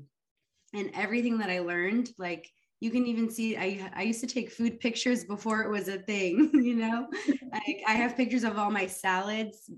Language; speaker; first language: English; early bilingual, other home language; Arabic